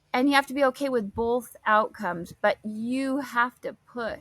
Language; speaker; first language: English; native; English